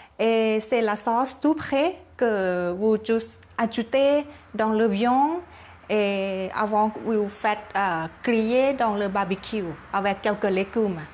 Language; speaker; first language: French; non-native, learner; Thai